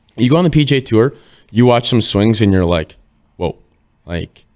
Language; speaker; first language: English; native; English